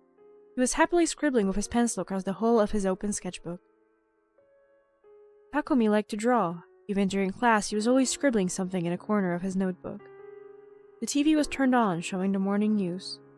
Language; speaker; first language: English; non-native, fluent; Polish